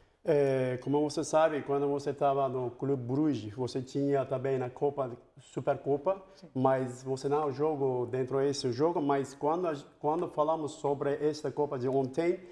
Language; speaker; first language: Portuguese; non-native, fluent; Turkish